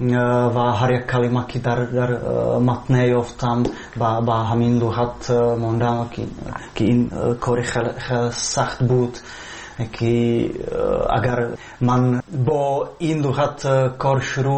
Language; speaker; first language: Tajik; non-native, fluent; Czech